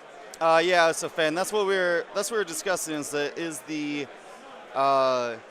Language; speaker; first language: English; native; English